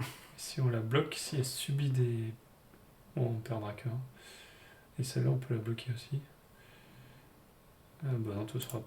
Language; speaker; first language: French; native; French